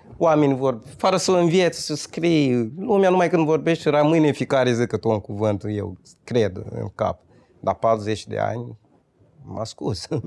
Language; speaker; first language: Romanian; non-native, fluent; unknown